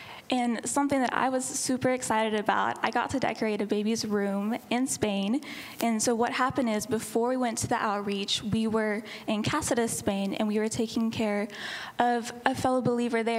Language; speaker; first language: English; native; English